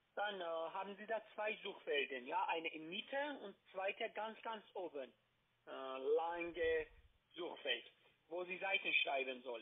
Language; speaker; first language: German; non-native, learner; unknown